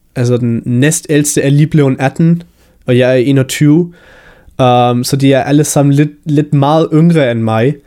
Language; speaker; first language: Danish; early bilingual, heritage; Danish